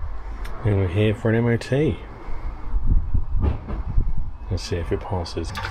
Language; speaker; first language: English; native; English